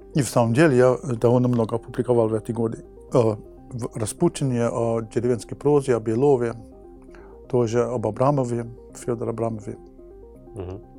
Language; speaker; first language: Russian; non-native, fluent; English